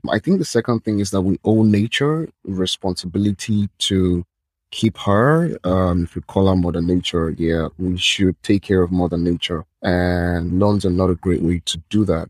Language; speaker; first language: English; non-native, local second language; Yoruba